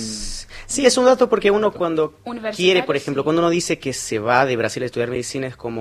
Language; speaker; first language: Spanish; non-native, fluent; Portuguese